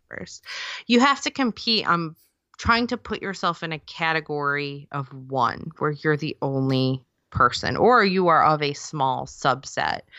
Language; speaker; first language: English; native; English